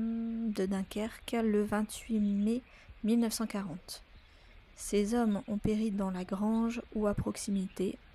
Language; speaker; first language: French; native; French